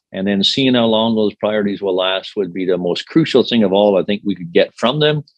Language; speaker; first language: English; native; English